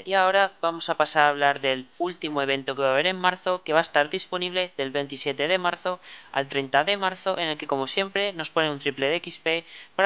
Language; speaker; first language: Spanish; native; Spanish